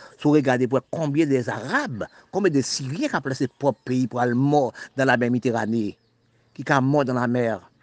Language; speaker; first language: French; non-native, local second language; Haitian Creole